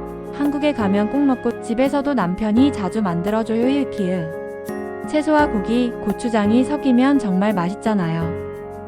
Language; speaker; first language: Korean; non-native, fluent; Japanese